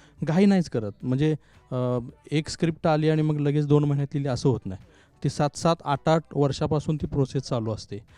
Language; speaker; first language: Marathi; native; Marathi